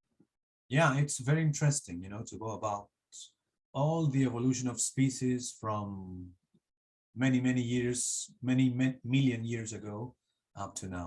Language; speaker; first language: English; non-native, fluent; Spanish